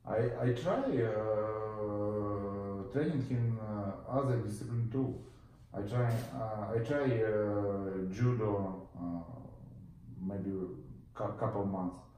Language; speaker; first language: English; non-native, learner; Russian